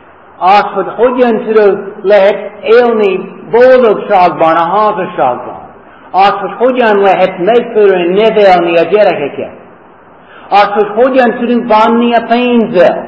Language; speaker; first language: Hungarian; non-native, fluent; English